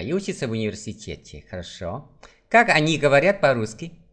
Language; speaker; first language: Russian; non-native, fluent; Vietnamese